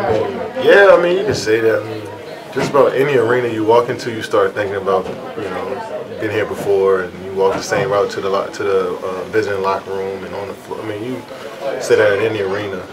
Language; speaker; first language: English; native; English